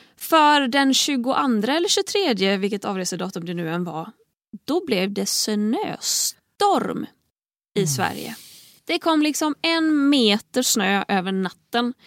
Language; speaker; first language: Swedish; native; Swedish